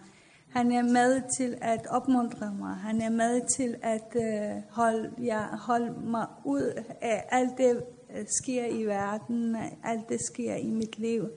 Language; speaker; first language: Danish; non-native, fluent; Persian